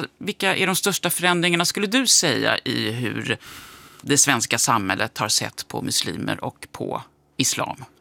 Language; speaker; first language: Swedish; native; Swedish